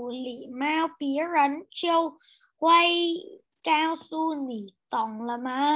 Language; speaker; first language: Chinese; non-native, learner; Vietnamese